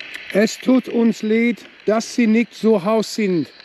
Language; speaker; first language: German; non-native, learner; English